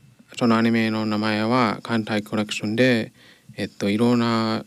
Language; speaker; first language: Japanese; non-native, fluent; English